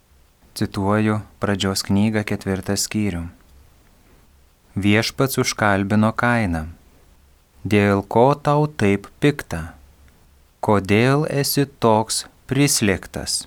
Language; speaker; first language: Lithuanian; native; Lithuanian